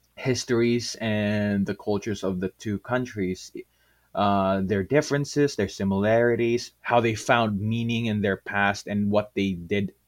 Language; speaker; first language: English; non-native, local second language; Filipino